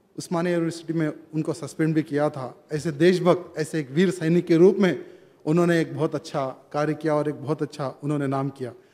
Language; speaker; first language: Hindi; native; Hindi